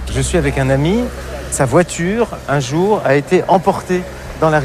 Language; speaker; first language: French; native; French